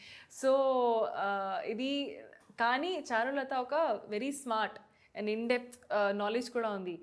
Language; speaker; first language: Telugu; non-native, local second language; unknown